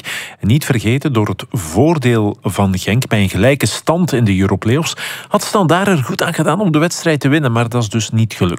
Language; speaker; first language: Dutch; native; Dutch